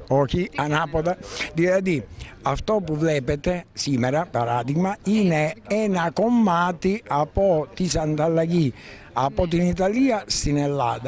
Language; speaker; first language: Greek; non-native, learner; Italian